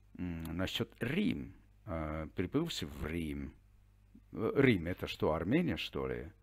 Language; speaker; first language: Russian; non-native, fluent; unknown